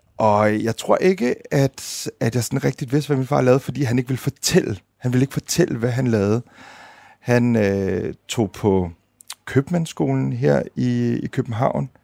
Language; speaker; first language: Danish; early bilingual, other home language; Indonesian